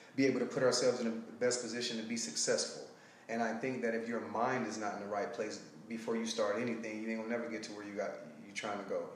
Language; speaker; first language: English; native; English